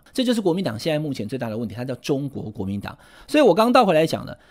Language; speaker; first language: Chinese; non-native, local second language; Min Nan Chinese